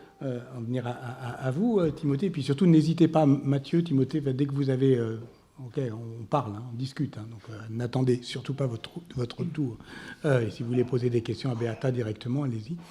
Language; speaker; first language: French; native; French